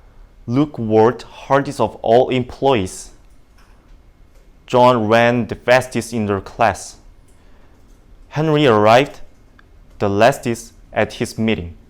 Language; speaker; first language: English; non-native, learner; Indonesian